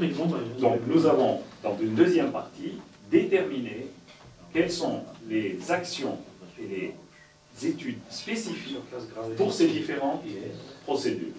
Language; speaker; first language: French; native; French